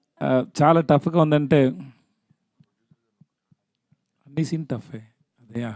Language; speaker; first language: Telugu; non-native, learner; Tamil